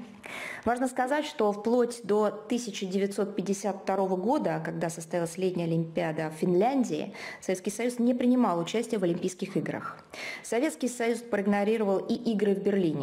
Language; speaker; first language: Russian; native; Russian